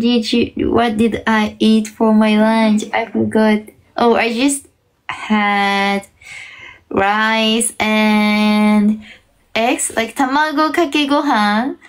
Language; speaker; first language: English; non-native, fluent; Japanese